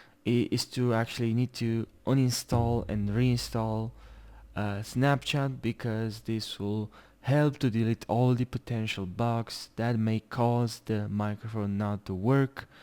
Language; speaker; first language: English; non-native, fluent; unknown